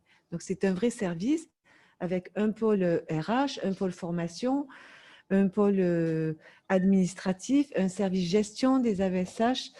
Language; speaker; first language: French; native; French